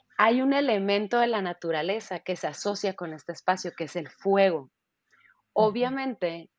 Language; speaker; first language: Spanish; native; Spanish